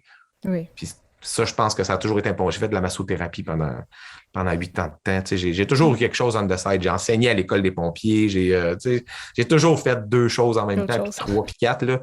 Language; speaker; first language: French; native; French